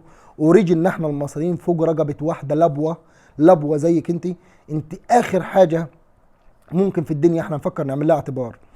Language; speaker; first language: Arabic; native; Arabic